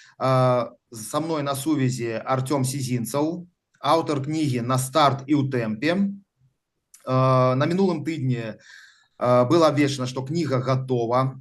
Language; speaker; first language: Belarusian; native; Belarusian